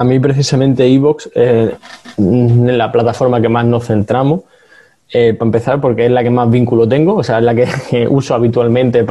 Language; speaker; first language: Spanish; native; Spanish